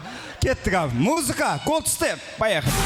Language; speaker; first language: Russian; non-native, local second language; Kazakh